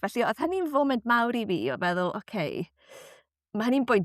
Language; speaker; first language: Welsh; native; Welsh